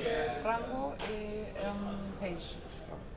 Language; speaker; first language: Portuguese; non-native, learner; Spanish